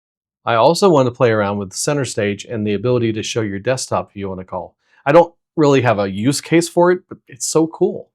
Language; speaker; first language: English; native; English